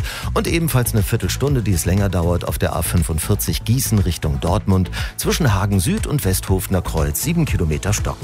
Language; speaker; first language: German; native; German